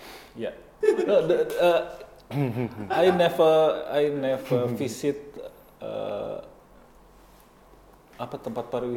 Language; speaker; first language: English; non-native, learner; Indonesian